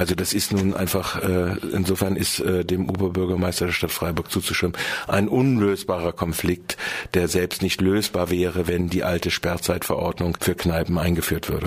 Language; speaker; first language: German; native; German